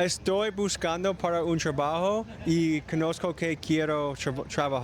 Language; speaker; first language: Spanish; non-native, learner; English